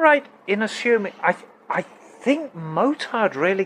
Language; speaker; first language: English; native; English